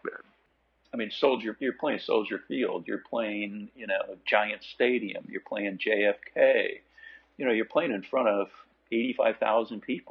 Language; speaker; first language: English; native; English